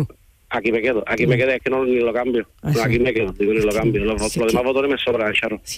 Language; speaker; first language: Spanish; native; Spanish